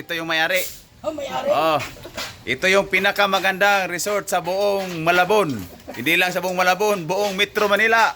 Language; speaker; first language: Filipino; non-native, local second language; Cebuano